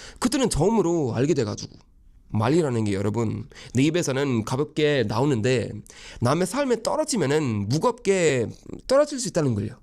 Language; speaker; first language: Korean; non-native, fluent; Swedish